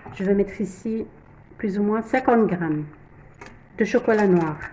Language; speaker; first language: French; non-native, local second language; Arabic